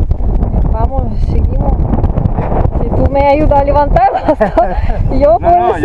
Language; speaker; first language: Spanish; non-native, fluent; Italian